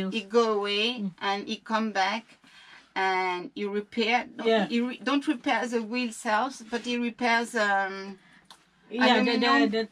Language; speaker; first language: English; non-native, learner; French